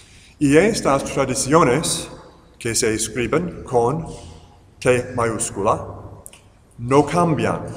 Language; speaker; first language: Spanish; non-native, fluent; English